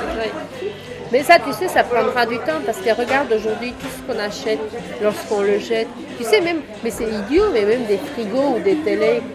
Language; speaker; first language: French; non-native, fluent; Romanian